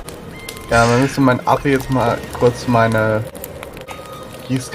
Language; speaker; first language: German; native; German